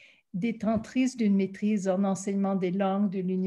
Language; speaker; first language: French; non-native, local second language; English